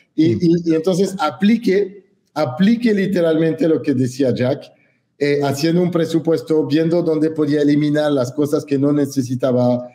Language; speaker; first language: Spanish; non-native, fluent; French